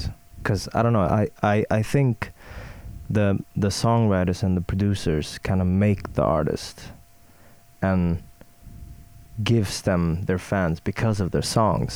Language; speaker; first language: English; non-native, fluent; Swedish